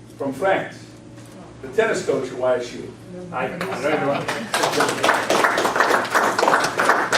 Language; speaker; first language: English; non-native, fluent; French